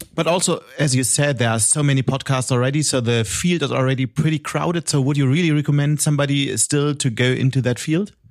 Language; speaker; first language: English; non-native, fluent; German